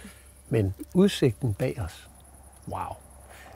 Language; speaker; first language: Danish; native; Danish